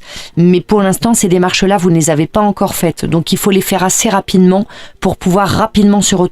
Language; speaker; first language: French; native; French